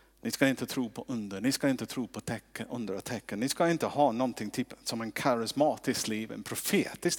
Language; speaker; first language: Swedish; non-native, fluent; English